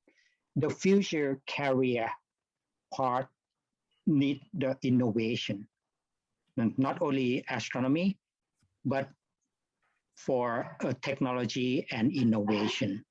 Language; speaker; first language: English; non-native, fluent; Thai